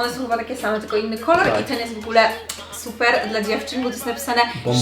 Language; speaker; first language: Polish; native; Polish